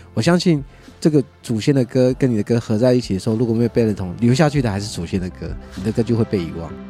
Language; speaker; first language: Chinese; native; Chinese